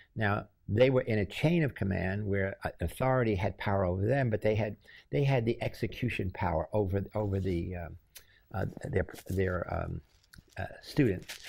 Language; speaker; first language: English; native; English